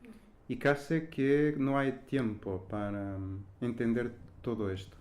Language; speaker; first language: Spanish; non-native, fluent; Portuguese